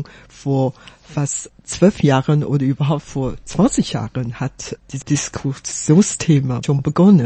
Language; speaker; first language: German; non-native, fluent; Chinese